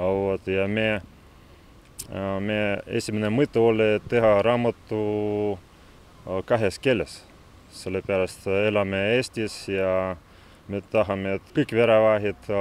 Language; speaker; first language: Estonian; non-native, local second language; Russian